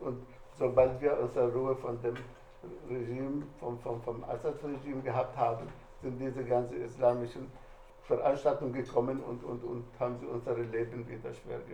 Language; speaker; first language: German; non-native, fluent; Arabic